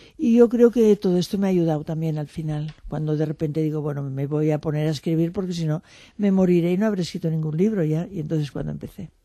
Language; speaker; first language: Spanish; non-native, local second language; French